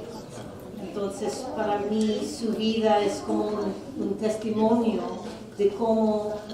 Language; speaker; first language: Spanish; non-native, fluent; English